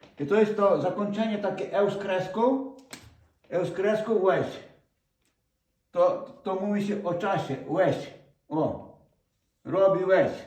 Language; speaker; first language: Polish; non-native, fluent; Ukrainian